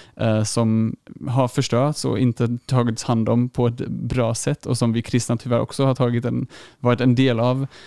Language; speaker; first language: Swedish; non-native, fluent; German